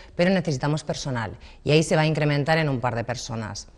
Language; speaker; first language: Spanish; native; Spanish